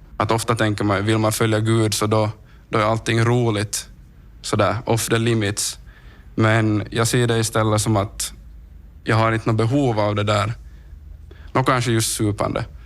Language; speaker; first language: Swedish; native; Swedish